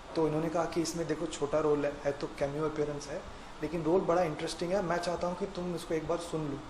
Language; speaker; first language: Hindi; non-native, local second language; Kannada